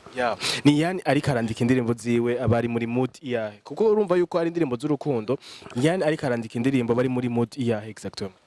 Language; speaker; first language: Rundi; native; Rundi